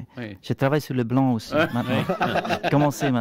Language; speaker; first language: French; non-native, local second language; Swiss German